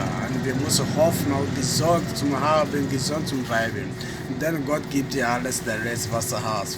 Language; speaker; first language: German; non-native, learner; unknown